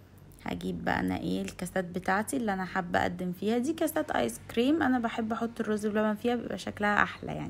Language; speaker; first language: Arabic; native; Arabic